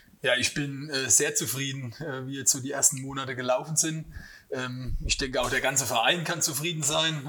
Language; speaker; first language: German; native; German